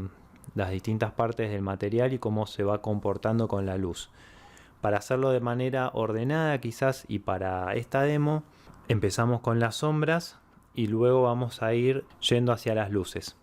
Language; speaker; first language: Spanish; native; Spanish